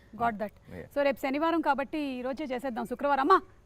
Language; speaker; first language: Telugu; native; Telugu